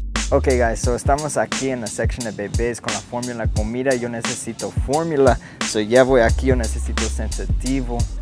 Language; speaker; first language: Spanish; non-native, learner; English